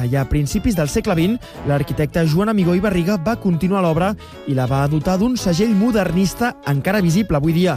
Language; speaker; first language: Catalan; native; Catalan